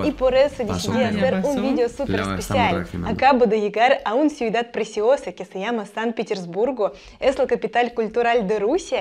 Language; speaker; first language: Spanish; non-native, fluent; Russian